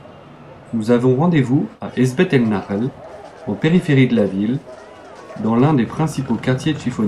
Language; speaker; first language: French; native; French